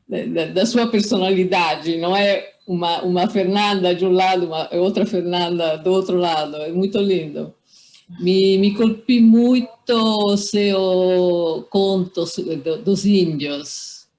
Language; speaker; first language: Portuguese; non-native, fluent; Italian